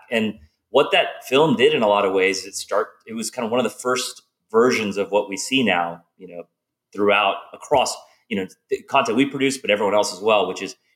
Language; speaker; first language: English; native; English